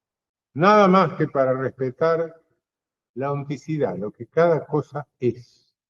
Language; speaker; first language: Spanish; native; Spanish